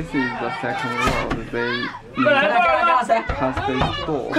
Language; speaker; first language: English; non-native, local second language; Chinese